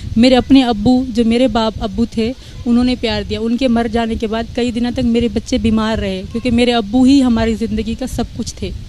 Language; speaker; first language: Urdu; non-native, local second language; Sindhi